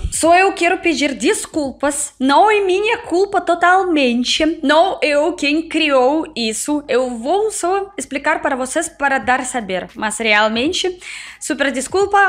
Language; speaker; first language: Portuguese; non-native, learner; Russian